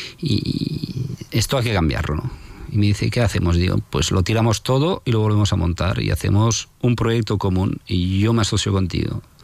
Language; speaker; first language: Spanish; non-native, fluent; French